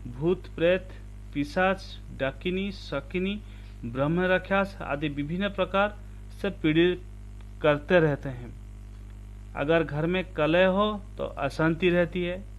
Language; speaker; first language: Hindi; non-native, local second language; Odia